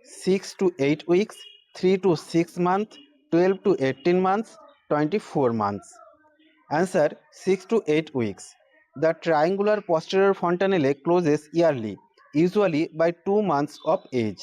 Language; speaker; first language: English; non-native, local second language; Bangla